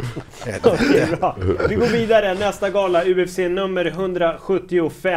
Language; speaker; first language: Swedish; native; Swedish